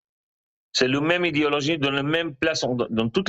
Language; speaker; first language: French; non-native, learner; Hebrew